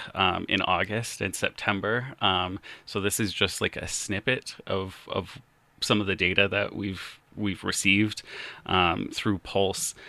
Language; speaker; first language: English; native; English